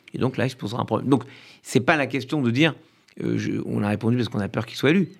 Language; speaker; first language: French; native; French